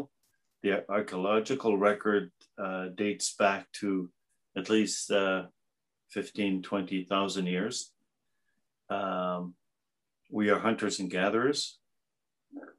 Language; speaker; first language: English; native; English